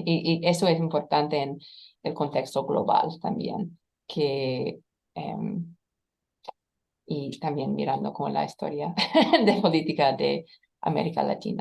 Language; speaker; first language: Spanish; non-native, fluent; English